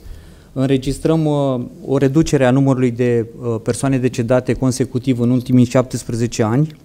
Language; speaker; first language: Romanian; native; Romanian